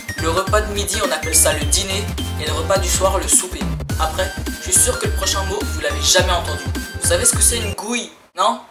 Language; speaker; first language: French; native; French